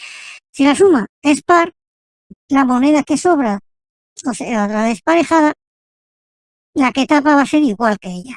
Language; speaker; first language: Spanish; native; Spanish